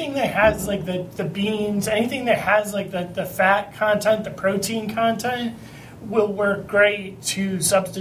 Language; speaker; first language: English; native; English